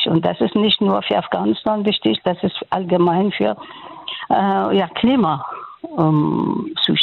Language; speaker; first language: German; non-native, learner; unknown